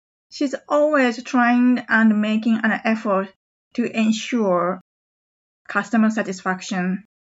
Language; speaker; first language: English; non-native, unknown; Japanese